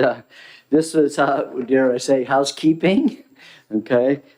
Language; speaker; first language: English; native; English